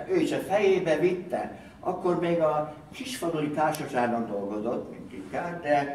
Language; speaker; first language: Hungarian; early bilingual, heritage; Hungarian